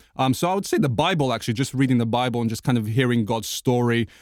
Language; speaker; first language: English; non-native, fluent; Portuguese